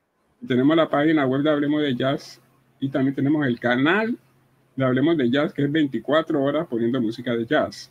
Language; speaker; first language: Spanish; native; Spanish